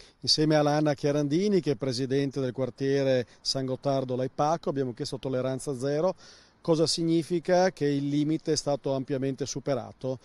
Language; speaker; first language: Italian; native; Italian